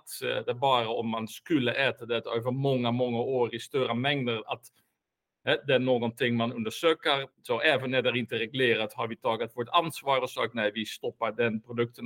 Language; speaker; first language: Swedish; non-native, fluent; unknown